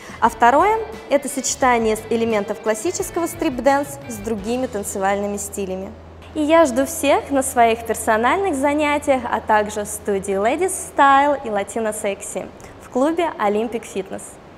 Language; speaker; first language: Russian; native; Russian